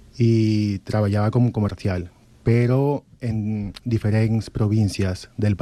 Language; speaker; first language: Catalan; non-native, fluent; Spanish